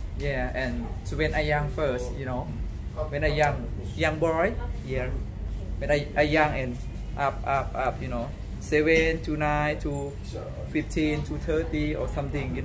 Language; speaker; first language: English; non-native, learner; Thai